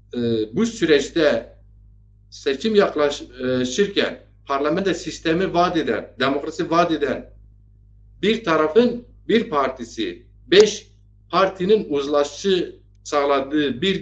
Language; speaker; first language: Turkish; native; Turkish